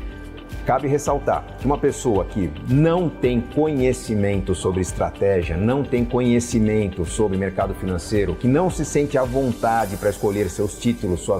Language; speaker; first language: Portuguese; native; Portuguese